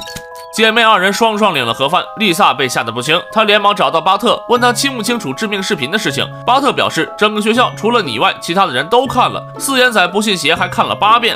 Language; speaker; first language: Chinese; native; Chinese